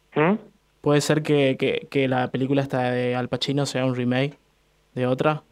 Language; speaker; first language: Spanish; native; Spanish